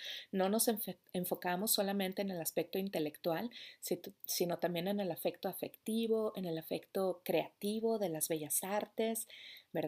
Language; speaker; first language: Spanish; native; Spanish